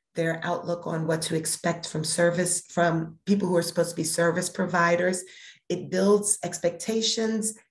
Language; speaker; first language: English; native; English